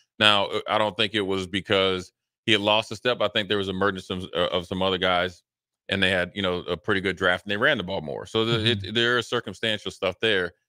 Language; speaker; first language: English; native; English